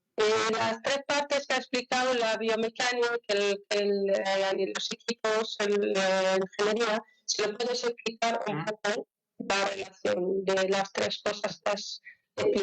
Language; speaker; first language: Spanish; non-native, fluent; Arabic